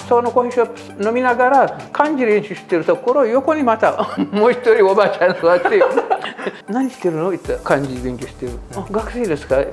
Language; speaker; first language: Japanese; non-native, fluent; Amharic